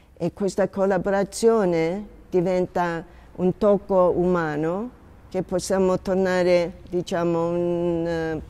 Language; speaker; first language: Italian; non-native, fluent; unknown